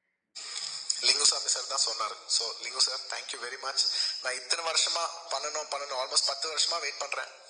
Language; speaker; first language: Tamil; non-native, local second language; Telugu